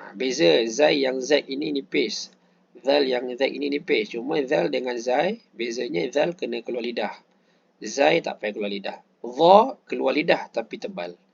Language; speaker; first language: Malay; native; Malay